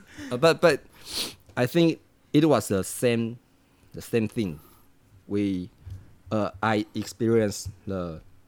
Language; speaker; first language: English; non-native, learner; Chinese